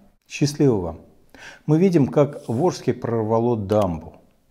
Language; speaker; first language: Russian; native; Russian